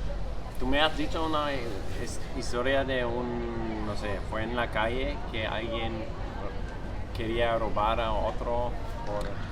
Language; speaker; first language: Spanish; non-native, fluent; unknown